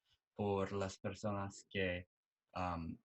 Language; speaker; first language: Spanish; non-native, learner; English